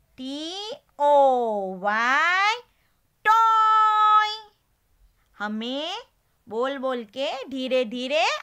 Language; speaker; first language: Hindi; non-native, local second language; Gujarati